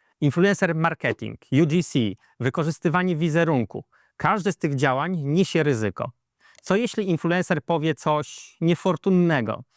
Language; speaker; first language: Polish; native; Polish